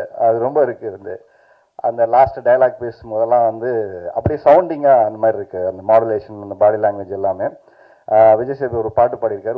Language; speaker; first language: Tamil; native; Tamil